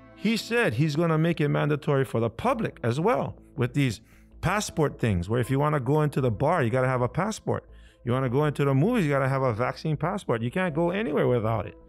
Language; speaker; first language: English; native; English